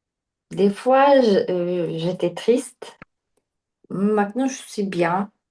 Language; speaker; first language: French; non-native, learner; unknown